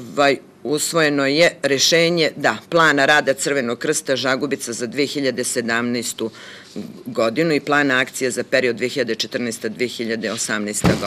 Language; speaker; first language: Serbian; native; Serbian